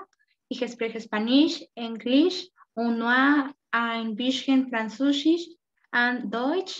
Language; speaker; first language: German; non-native, learner; Spanish